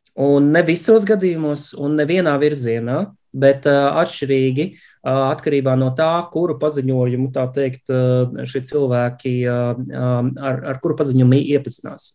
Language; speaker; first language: Latvian; native; Latvian